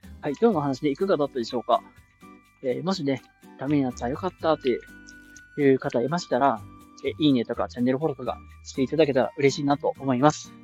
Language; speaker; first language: Japanese; native; Japanese